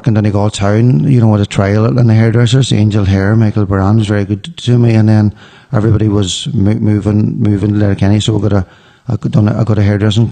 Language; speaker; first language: English; native; English